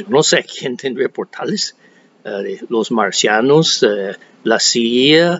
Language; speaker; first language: Spanish; non-native, fluent; English